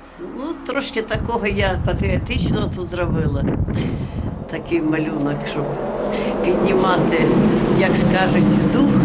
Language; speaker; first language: Ukrainian; non-native, local second language; Russian